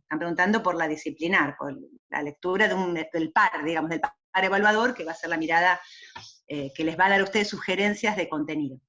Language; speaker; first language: Spanish; native; Spanish